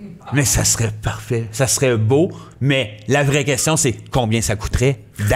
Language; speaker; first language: French; native; French